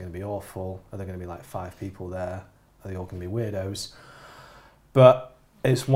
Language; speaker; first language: English; native; English